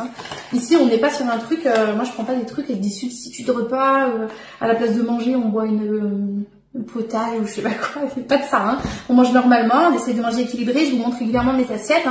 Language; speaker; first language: French; native; French